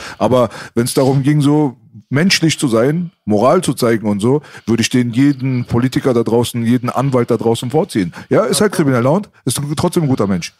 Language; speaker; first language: German; early bilingual, other home language; Persian